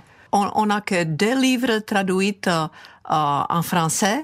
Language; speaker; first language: French; non-native, fluent; Czech